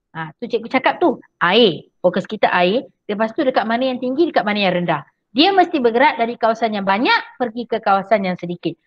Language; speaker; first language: Malay; native; Malay